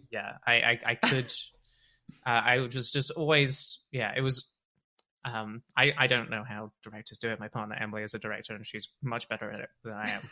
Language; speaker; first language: English; native; English